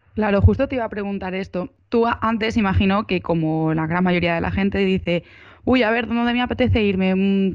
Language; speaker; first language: Spanish; native; Spanish